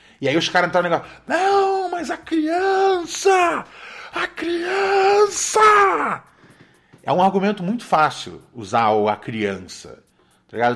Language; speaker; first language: Portuguese; native; Portuguese